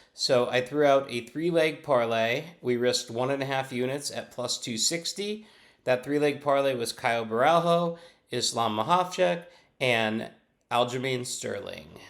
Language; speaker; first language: English; native; English